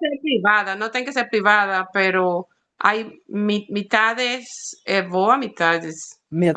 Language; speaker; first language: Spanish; non-native, learner; Portuguese